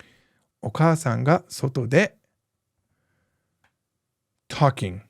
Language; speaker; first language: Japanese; non-native, fluent; English